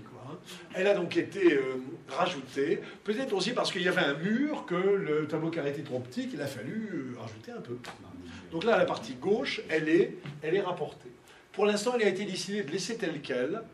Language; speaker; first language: French; native; French